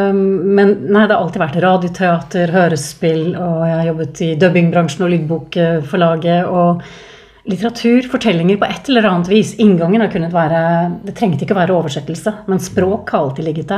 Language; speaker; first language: Norwegian; native; Norwegian